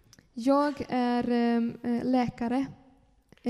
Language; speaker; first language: Swedish; non-native, fluent; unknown